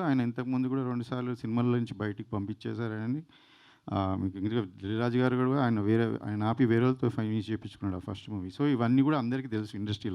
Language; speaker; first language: Telugu; native; Telugu